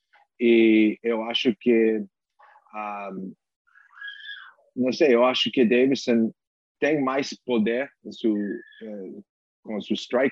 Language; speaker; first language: Portuguese; non-native, fluent; English